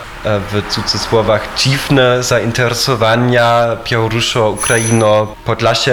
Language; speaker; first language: Polish; non-native, fluent; German